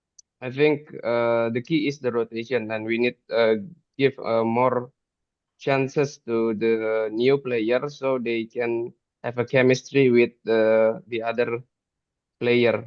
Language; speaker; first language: English; non-native, fluent; Indonesian